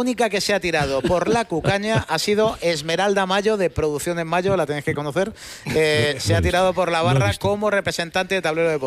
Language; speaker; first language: Spanish; native; Spanish